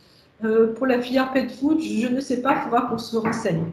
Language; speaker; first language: French; native; French